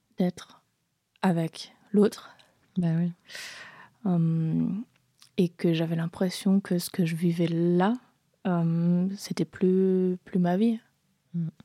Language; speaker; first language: French; non-native, fluent; German